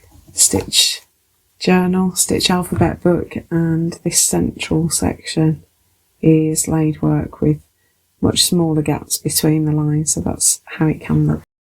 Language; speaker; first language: English; native; English